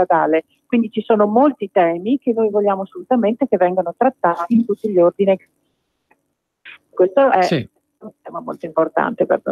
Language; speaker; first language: Italian; native; Italian